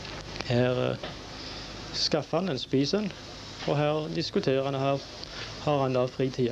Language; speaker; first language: Norwegian; native; Norwegian